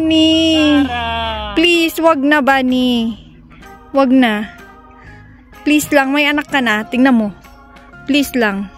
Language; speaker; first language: Filipino; native; Filipino